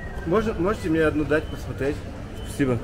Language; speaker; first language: Russian; early bilingual, heritage; Russian